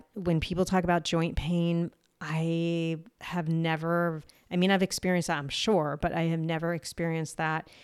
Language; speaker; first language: English; native; English